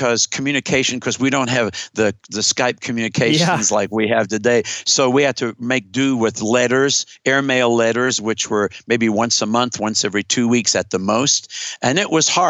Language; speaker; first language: English; native; English